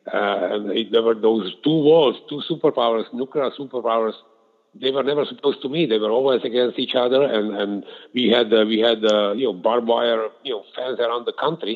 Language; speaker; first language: English; non-native, fluent; Slovak